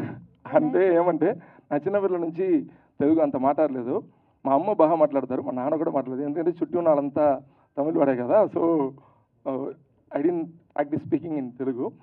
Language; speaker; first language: Telugu; non-native, local second language; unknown